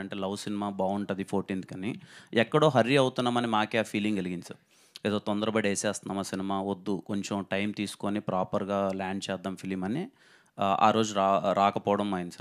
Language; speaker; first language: Telugu; native; Telugu